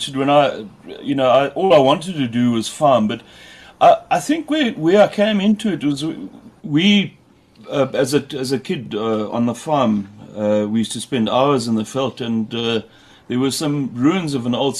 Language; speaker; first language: English; native; English